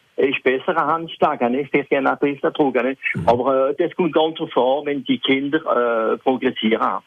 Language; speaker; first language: German; non-native, local second language; French